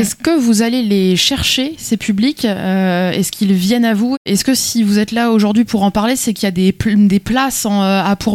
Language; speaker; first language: French; native; French